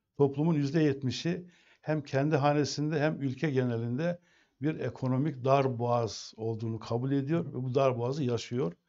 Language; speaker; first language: Turkish; native; Turkish